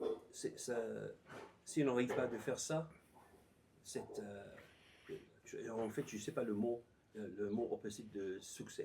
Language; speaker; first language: French; non-native, learner; English